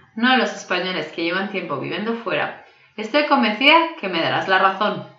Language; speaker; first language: Spanish; native; Spanish